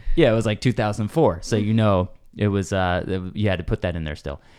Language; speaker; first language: English; native; English